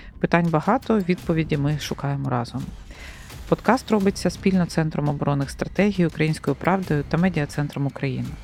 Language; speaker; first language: Ukrainian; native; Ukrainian